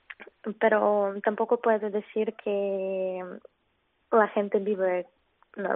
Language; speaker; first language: Spanish; non-native, fluent; Ukrainian